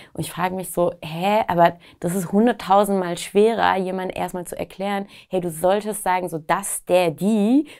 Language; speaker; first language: German; non-native, fluent; Persian